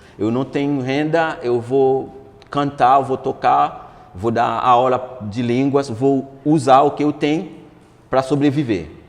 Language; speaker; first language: Portuguese; non-native, fluent; Haitian Creole